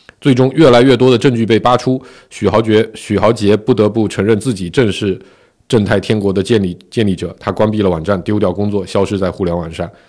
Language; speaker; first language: Chinese; non-native, local second language; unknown